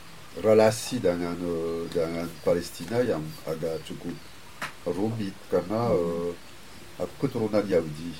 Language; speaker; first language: Indonesian; non-native, fluent; French